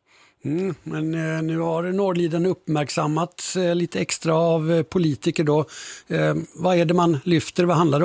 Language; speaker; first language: Swedish; native; Swedish